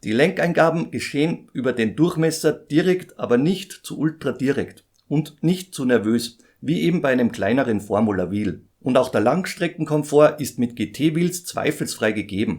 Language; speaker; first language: German; native; German